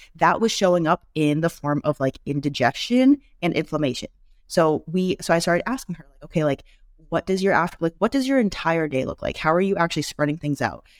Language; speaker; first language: English; native; English